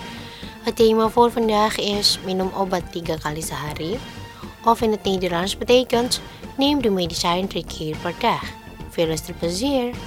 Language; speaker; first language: Dutch; non-native, learner; Indonesian